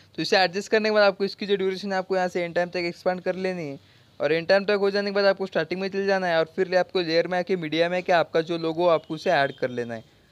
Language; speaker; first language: Hindi; non-native, local second language; Marathi